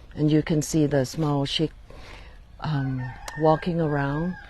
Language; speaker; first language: English; non-native, fluent; Thai